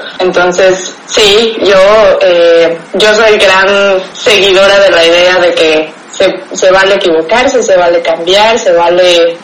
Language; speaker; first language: Spanish; native; Spanish